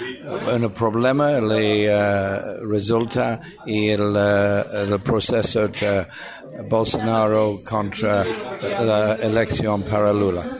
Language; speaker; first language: Spanish; non-native, learner; English